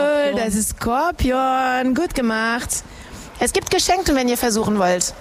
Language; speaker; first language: German; non-native, fluent; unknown